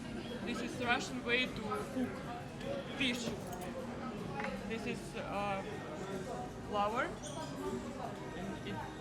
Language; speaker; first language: English; non-native, fluent; Russian